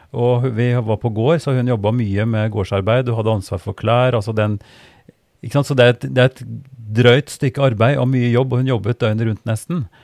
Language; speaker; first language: Norwegian; native; Norwegian